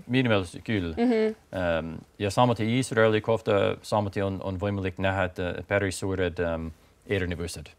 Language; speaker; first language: Estonian; non-native, fluent; English